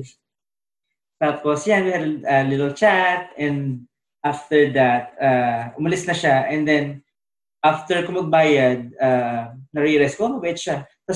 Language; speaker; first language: English; non-native, local second language; Bikol